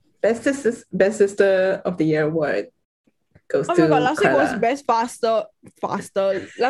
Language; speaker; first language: English; native; English